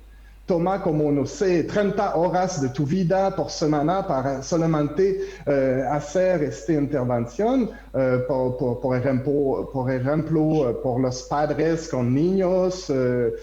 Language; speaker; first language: Spanish; non-native, learner; French